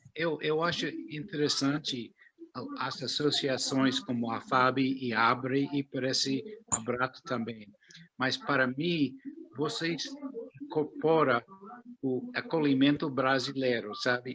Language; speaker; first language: Portuguese; non-native, fluent; English